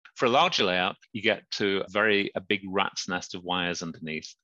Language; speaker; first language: English; native; English